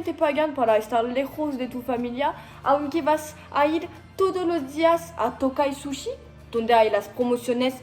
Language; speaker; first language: Spanish; non-native, learner; French